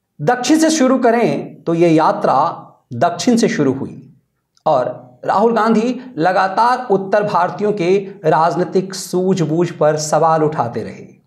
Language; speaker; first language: Hindi; native; Hindi